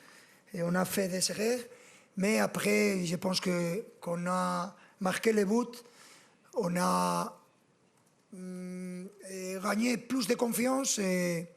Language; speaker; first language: French; non-native, fluent; Spanish